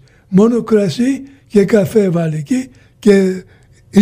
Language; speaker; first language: Greek; early bilingual, heritage; Greek